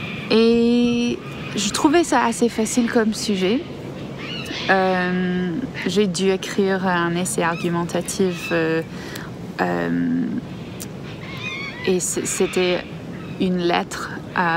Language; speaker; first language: French; non-native, fluent; English